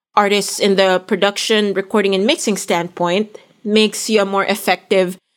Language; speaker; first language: English; non-native, local second language; Filipino